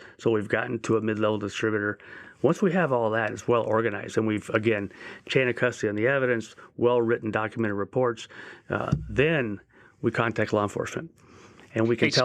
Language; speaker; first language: English; native; English